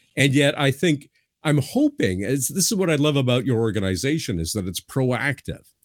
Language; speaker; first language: English; native; English